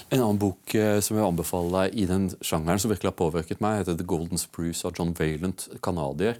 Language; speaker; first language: Norwegian; native; Norwegian